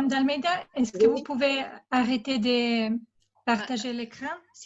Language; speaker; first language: French; non-native, fluent; Serbian